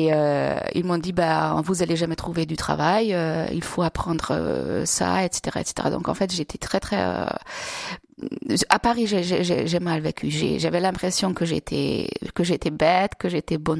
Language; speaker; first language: French; non-native, fluent; Hungarian